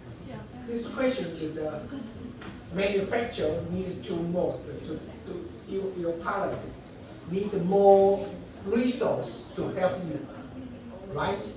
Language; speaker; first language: English; non-native, learner; Chinese